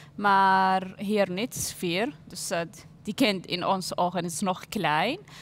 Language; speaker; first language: Dutch; non-native, learner; Arabic